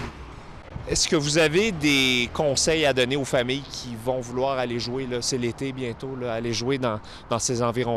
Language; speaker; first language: French; native; French